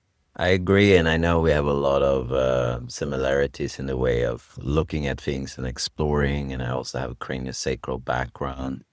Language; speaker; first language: English; non-native, fluent; Swedish